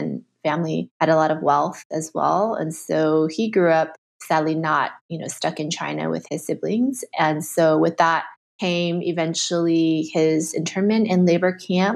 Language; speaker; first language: English; early bilingual, other home language; Chinese